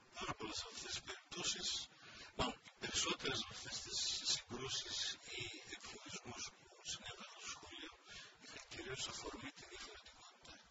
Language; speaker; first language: Greek; native; Greek